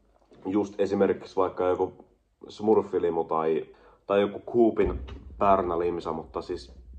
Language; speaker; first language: Finnish; native; Finnish